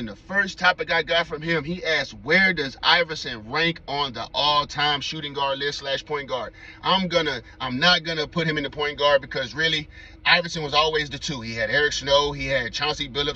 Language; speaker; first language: English; native; English